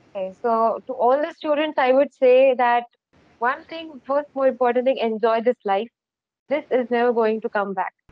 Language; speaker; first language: English; non-native, local second language; Marathi